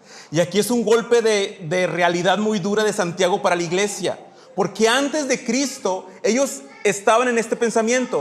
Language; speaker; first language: Spanish; native; Spanish